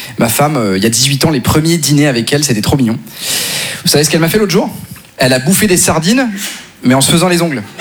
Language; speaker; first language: French; native; French